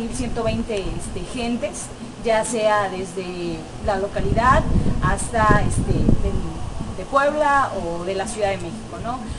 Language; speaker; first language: Spanish; native; Spanish